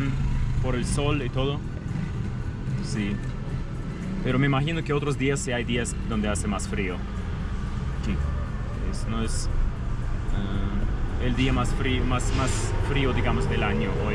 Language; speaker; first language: Spanish; non-native, fluent; Russian